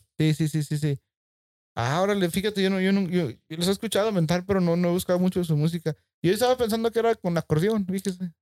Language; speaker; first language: Spanish; early bilingual, heritage; Spanish